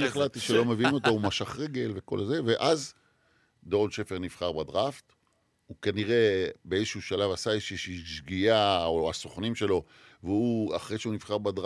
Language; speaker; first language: Hebrew; native; Hebrew